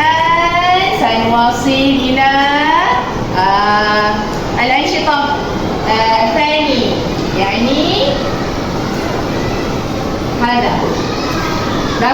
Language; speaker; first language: Arabic; non-native, learner; Malay